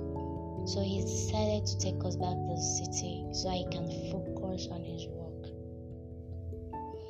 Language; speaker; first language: English; non-native, local second language; Igbo